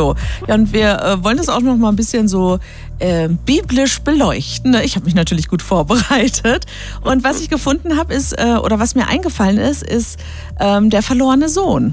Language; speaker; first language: German; native; German